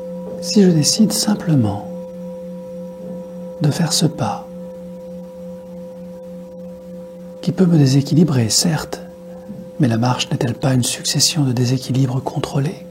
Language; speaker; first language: French; native; French